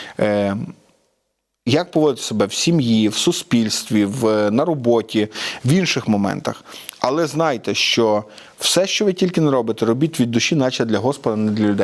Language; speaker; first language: Ukrainian; native; Ukrainian